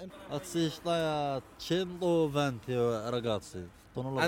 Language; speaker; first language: Italian; non-native, learner; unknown